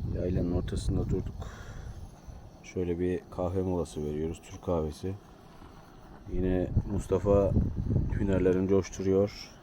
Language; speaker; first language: Turkish; native; Turkish